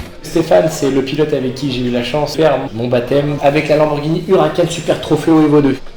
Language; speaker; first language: French; native; French